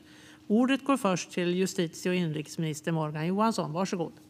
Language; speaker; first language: Swedish; native; Swedish